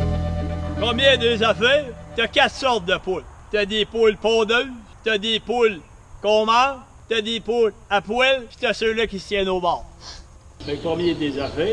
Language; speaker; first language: French; native; French